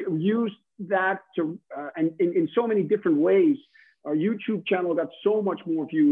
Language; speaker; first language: English; non-native, fluent; Dutch